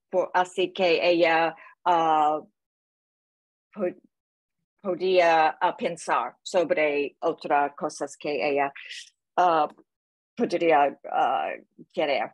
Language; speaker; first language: Spanish; non-native, learner; English